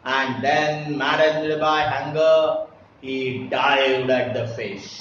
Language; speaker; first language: English; non-native, local second language; Marathi